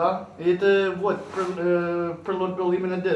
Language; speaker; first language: Russian; non-native, learner; English